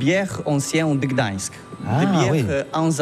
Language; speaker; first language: French; non-native, learner; Polish